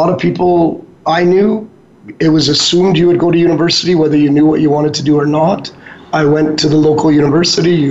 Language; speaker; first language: English; native; English